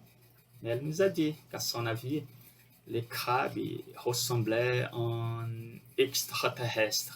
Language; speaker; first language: French; non-native, fluent; Portuguese